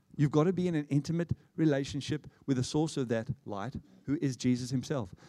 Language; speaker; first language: English; native; English